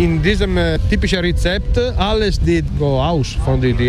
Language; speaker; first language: German; non-native, learner; Italian